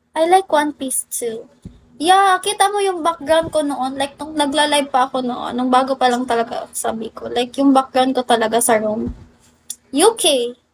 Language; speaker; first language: Filipino; non-native, local second language; Cebuano